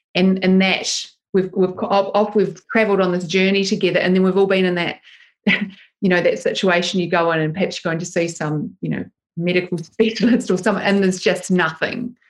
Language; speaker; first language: English; native; English